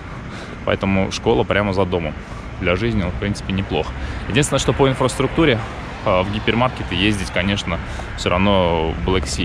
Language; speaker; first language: Russian; native; Russian